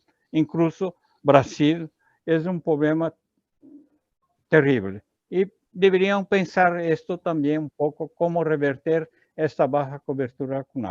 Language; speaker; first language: Spanish; non-native, learner; Portuguese